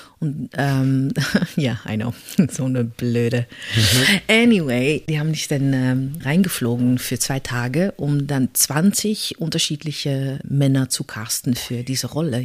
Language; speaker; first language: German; non-native, fluent; Dutch